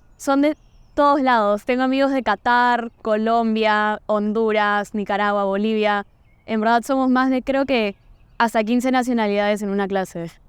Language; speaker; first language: Spanish; non-native, fluent; Portuguese